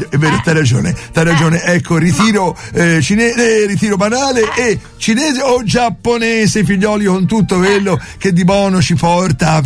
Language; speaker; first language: Italian; native; Italian